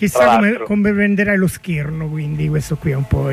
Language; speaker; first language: Italian; native; Italian